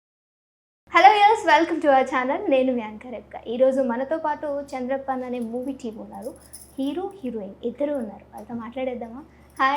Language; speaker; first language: Telugu; native; Telugu